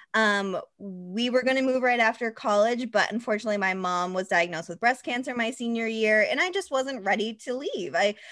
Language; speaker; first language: English; native; English